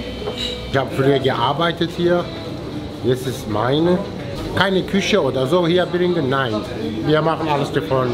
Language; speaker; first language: German; non-native, learner; Turkish